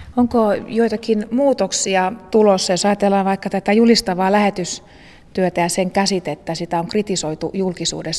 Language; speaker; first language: Finnish; native; Finnish